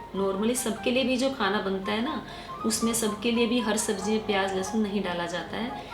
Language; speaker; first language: Hindi; native; Hindi